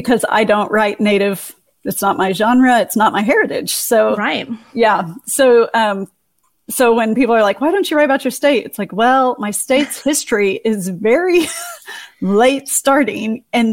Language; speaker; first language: English; native; English